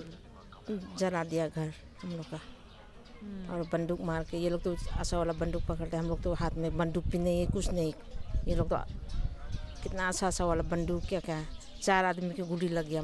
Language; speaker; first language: Hindi; non-native, local second language; Manipuri